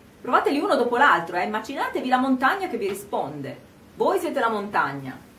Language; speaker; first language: Italian; native; Italian